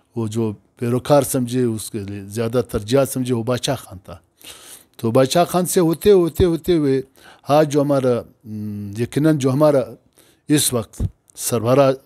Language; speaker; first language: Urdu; non-native, local second language; Pashto